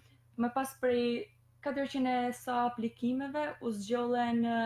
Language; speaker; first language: Albanian; native; Albanian